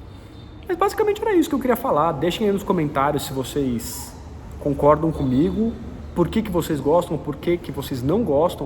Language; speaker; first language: Portuguese; native; Portuguese